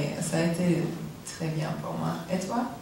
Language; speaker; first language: French; non-native, learner; English